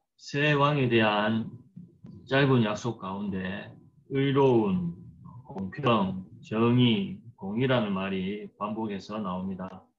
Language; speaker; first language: Korean; native; Korean